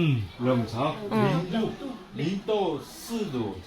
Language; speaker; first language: Chinese; non-native, local second language; Korean